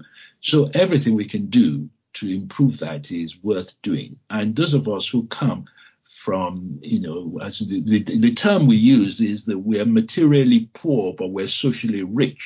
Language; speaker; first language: English; non-native, local second language; Yoruba